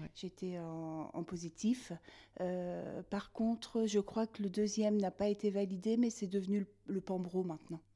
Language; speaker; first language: French; native; French